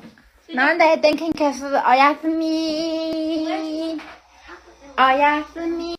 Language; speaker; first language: Japanese; non-native, learner; Chinese